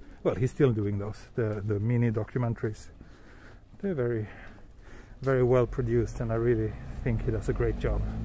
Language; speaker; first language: English; non-native, fluent; Swedish